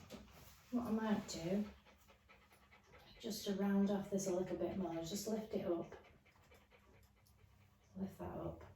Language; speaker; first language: English; native; English